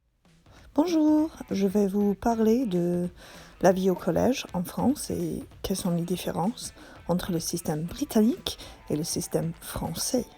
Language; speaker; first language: French; non-native, learner; English